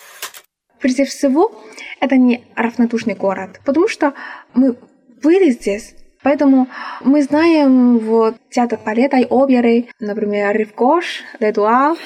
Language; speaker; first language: Russian; non-native, learner; Chinese